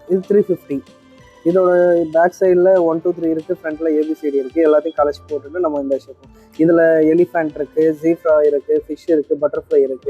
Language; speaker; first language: Tamil; native; Tamil